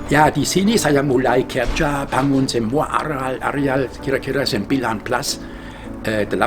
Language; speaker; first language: Indonesian; non-native, fluent; German